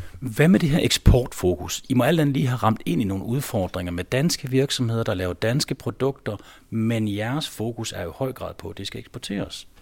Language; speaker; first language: Danish; native; Danish